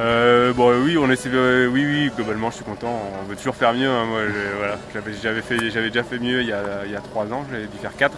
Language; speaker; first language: French; native; French